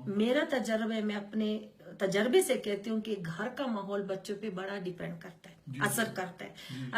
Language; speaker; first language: Urdu; non-native, local second language; Punjabi